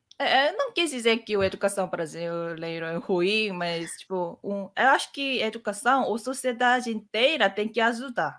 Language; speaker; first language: Portuguese; non-native, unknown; Korean